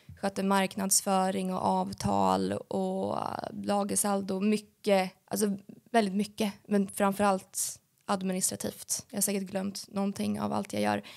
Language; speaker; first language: Swedish; native; Swedish